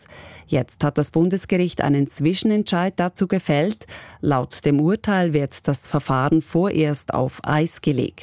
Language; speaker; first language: German; native; German